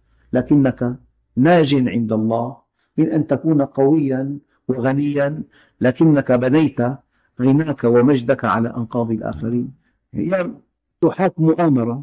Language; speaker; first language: Arabic; native; Arabic